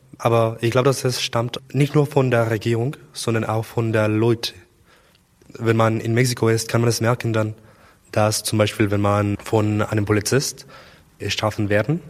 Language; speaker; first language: German; non-native, learner; Spanish